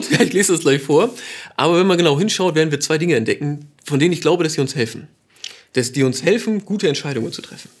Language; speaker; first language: German; native; German